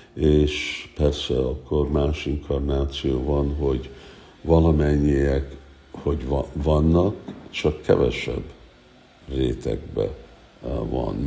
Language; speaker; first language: Hungarian; early bilingual, heritage; Hungarian